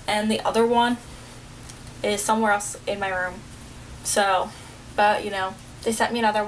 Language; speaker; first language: English; native; English